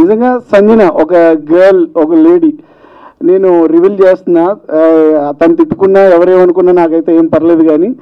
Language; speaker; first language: Telugu; native; Telugu